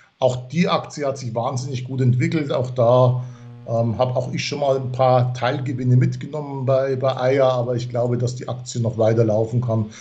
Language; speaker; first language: German; non-native, fluent; English